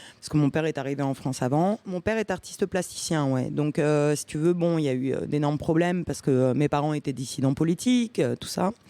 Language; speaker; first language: French; early bilingual, other home language; Romanian